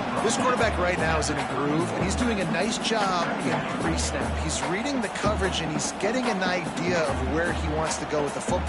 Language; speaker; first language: English; native; English